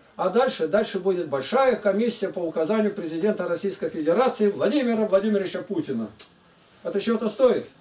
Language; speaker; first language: Russian; native; Russian